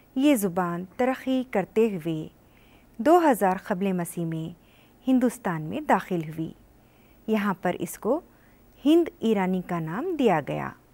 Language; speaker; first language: Urdu; native; Urdu